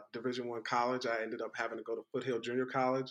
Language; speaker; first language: English; native; English